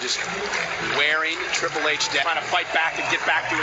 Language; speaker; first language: English; native; English